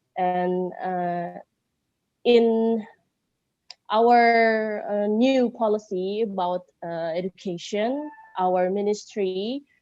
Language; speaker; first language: English; non-native, learner; Indonesian